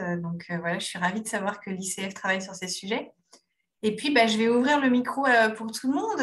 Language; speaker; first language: French; native; French